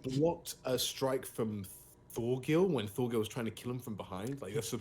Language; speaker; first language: English; native; English